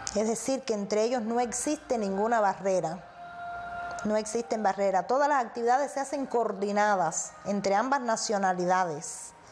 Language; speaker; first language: Spanish; native; Spanish